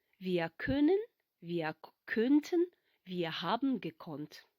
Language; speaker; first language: German; non-native, fluent; Ukrainian